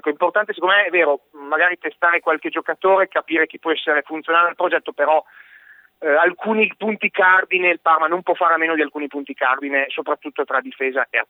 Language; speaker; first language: Italian; native; Italian